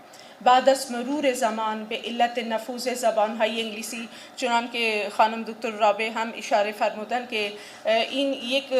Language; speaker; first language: Persian; non-native, fluent; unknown